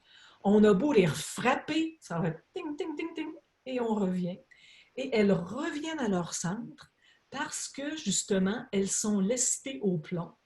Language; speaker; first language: French; native; French